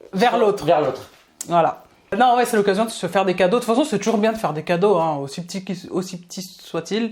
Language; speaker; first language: French; native; French